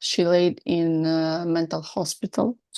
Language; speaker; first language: English; non-native, learner; Russian